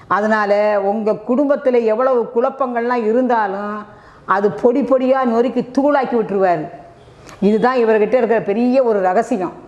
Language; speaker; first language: Tamil; native; Tamil